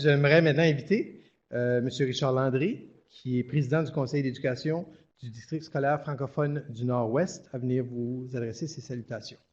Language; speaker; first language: French; native; French